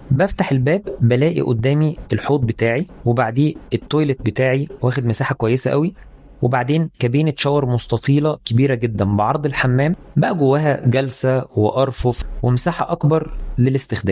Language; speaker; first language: Arabic; native; Arabic